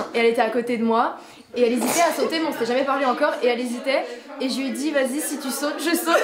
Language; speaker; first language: French; native; French